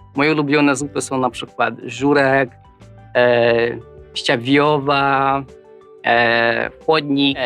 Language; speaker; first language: Polish; non-native, fluent; Hungarian